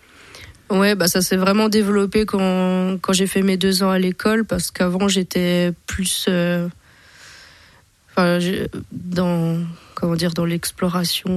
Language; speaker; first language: French; native; French